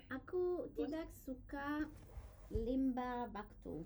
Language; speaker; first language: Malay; non-native, learner; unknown